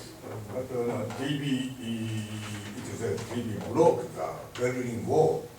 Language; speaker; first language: English; non-native, learner; Japanese